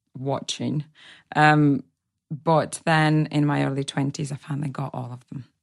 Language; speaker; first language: English; non-native, fluent; Russian